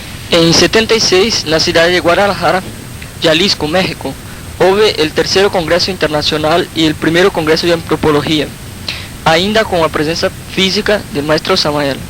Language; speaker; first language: Spanish; non-native, fluent; Portuguese